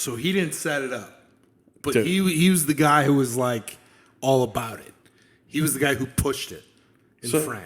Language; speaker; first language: English; native; English